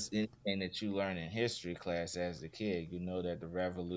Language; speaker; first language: English; native; English